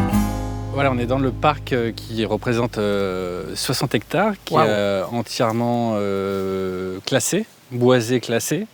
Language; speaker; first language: French; native; French